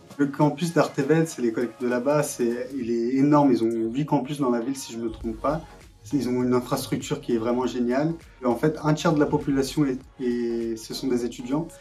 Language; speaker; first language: French; non-native, fluent; Portuguese